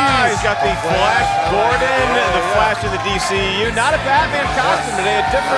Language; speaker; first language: English; native; English